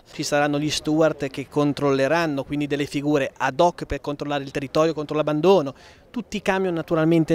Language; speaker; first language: Italian; native; Italian